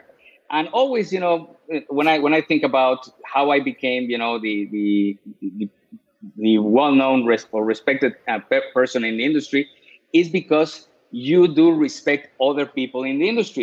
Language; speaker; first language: English; non-native, fluent; Spanish